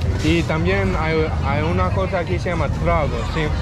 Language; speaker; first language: Spanish; non-native, learner; English